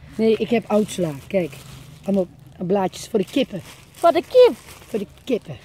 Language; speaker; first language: Dutch; native; Dutch